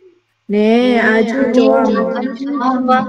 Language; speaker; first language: Korean; non-native, learner; Indonesian